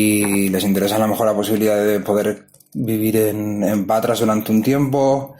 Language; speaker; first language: Spanish; native; Spanish